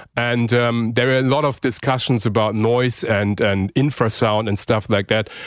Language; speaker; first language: English; non-native, fluent; German